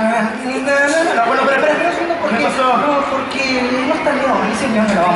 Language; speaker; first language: Spanish; native; Spanish